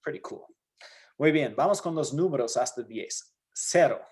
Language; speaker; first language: Spanish; non-native, fluent; English